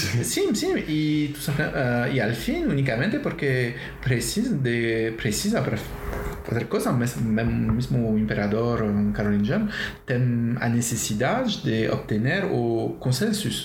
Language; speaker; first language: Portuguese; non-native, learner; French